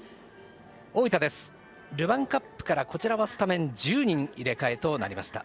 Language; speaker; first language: Japanese; native; Japanese